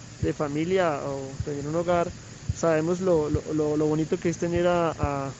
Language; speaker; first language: Spanish; native; Spanish